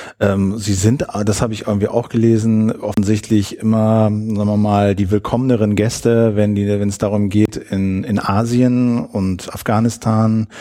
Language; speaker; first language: German; native; German